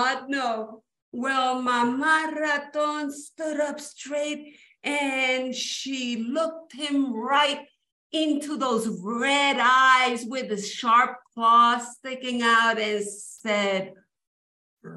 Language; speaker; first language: English; early bilingual, other home language; Spanish